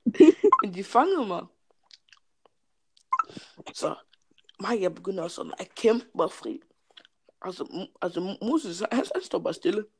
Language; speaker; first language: Danish; early bilingual, other home language; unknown